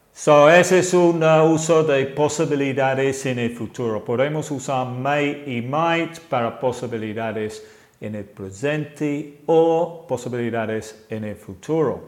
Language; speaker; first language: Spanish; non-native, fluent; English